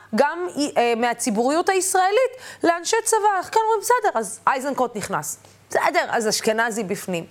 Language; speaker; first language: Hebrew; non-native, local second language; Arabic